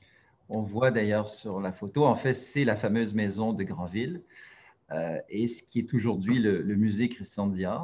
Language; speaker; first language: French; native; French